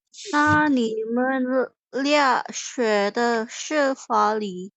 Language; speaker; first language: Chinese; non-native, learner; Indonesian